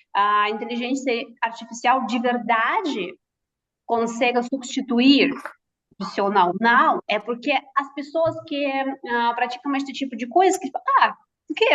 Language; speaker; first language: Portuguese; non-native, fluent; Russian